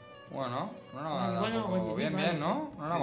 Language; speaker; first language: Spanish; native; Spanish